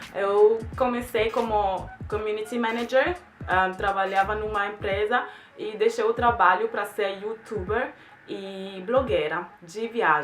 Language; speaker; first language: Portuguese; non-native, fluent; German